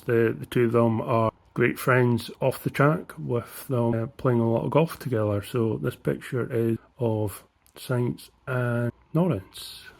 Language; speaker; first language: English; native; English